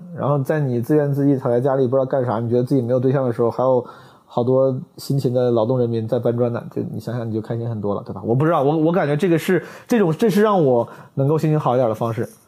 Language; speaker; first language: Chinese; native; Chinese